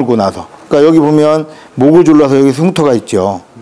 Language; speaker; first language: Korean; native; Korean